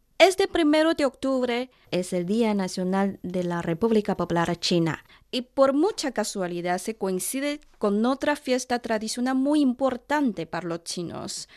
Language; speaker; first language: Spanish; non-native, fluent; Chinese